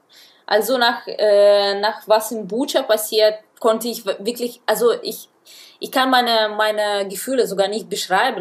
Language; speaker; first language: German; non-native, fluent; Russian